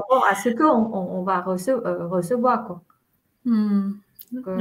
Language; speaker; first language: French; non-native, fluent; Vietnamese